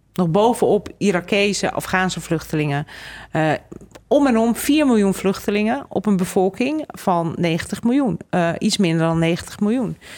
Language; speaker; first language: Dutch; native; Dutch